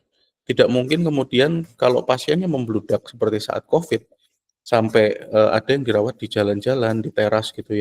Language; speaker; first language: Indonesian; native; Indonesian